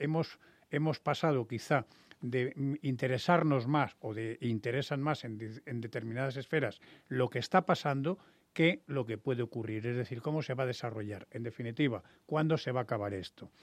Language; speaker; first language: Spanish; native; Spanish